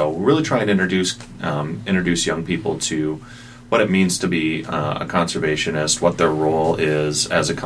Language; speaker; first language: English; native; English